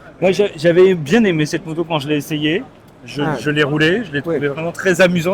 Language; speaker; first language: French; native; French